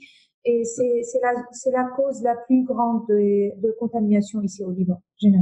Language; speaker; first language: French; non-native, local second language; Arabic